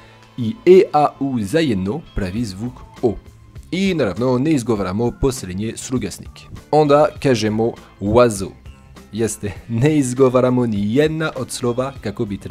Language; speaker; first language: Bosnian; non-native, learner; French